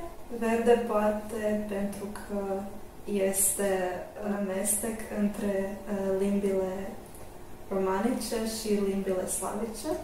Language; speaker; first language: Romanian; non-native, learner; Croatian